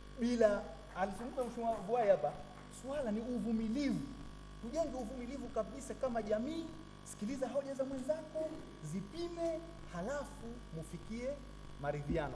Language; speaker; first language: Swahili; native; Swahili